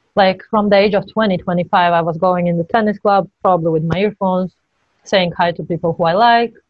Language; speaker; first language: English; non-native, fluent; Georgian